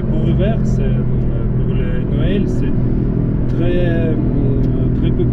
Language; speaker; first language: French; non-native, learner; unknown